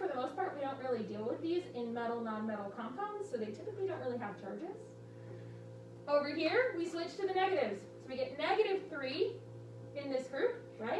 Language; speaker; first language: English; native; English